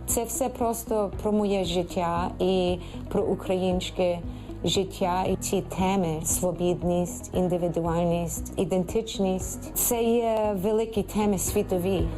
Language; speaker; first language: Ukrainian; early bilingual, heritage; Ukrainian